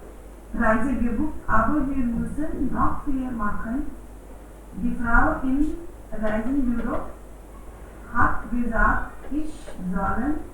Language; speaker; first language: German; non-native, learner; Hindi